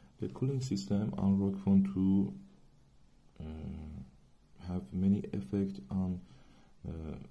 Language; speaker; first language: English; non-native, learner; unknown